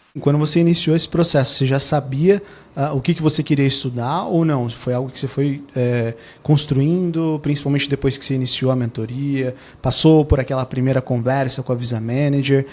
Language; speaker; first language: Portuguese; native; Portuguese